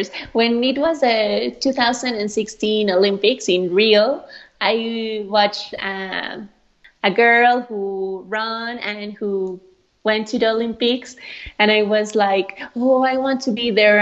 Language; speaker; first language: English; non-native, fluent; Spanish